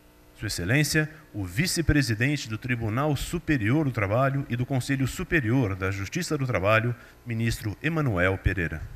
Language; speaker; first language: Portuguese; native; Portuguese